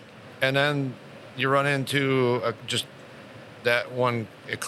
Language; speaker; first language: English; native; English